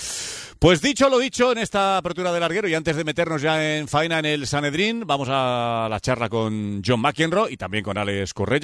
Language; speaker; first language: Spanish; native; Spanish